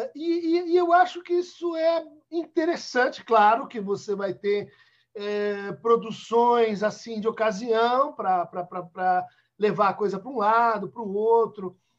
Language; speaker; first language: Portuguese; native; Portuguese